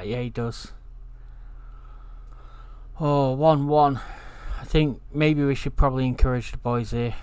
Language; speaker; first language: English; native; English